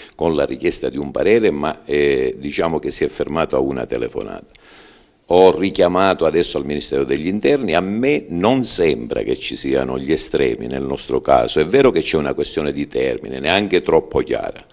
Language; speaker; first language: Italian; native; Italian